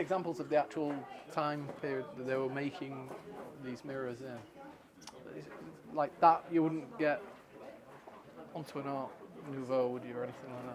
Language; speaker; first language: English; native; English